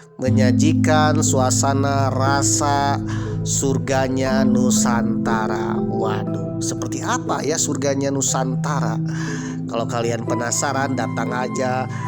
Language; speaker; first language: Indonesian; non-native, local second language; Sundanese